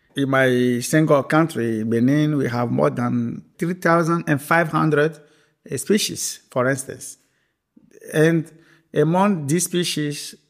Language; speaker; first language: English; non-native, fluent; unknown